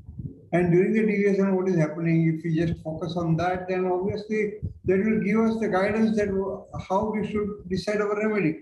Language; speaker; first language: English; non-native, local second language; Hindi